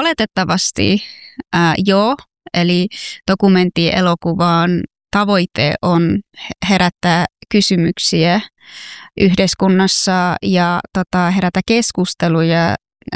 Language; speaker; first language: Finnish; non-native, fluent; Persian